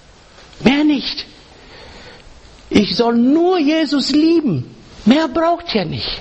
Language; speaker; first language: German; non-native, learner; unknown